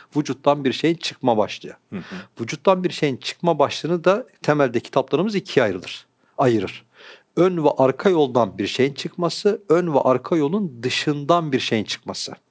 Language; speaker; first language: Turkish; native; Turkish